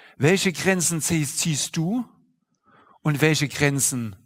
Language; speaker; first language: German; native; German